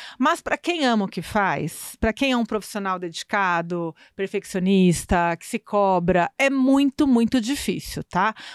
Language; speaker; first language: Portuguese; native; Portuguese